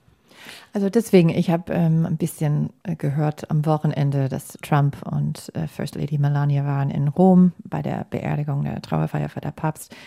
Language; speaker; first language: German; non-native, fluent; English